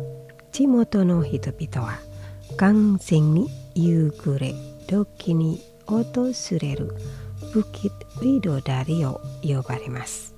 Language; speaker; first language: Japanese; non-native, fluent; Indonesian